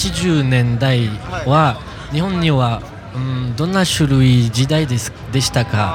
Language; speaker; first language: Japanese; non-native, learner; French